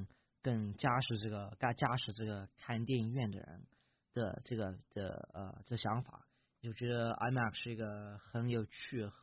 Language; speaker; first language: Chinese; early bilingual, heritage; English